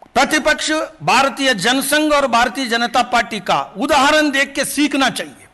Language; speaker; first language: Hindi; non-native, local second language; Telugu